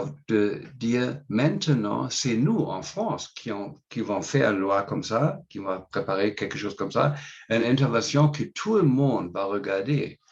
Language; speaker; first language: French; non-native, fluent; English